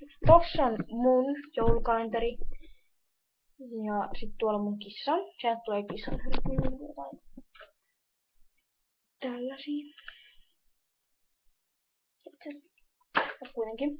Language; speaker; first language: Finnish; native; Finnish